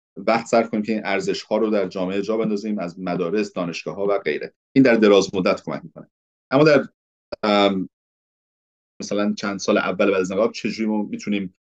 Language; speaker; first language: Persian; early bilingual, heritage; Persian